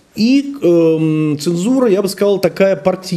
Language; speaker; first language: Russian; native; Russian